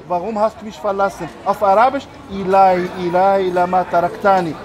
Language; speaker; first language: German; non-native, learner; Arabic